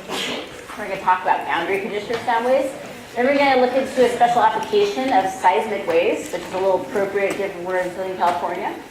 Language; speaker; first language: English; native; English